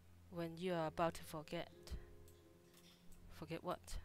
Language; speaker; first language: English; non-native, local second language; Cantonese